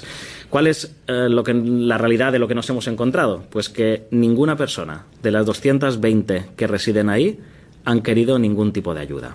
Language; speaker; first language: Spanish; native; Spanish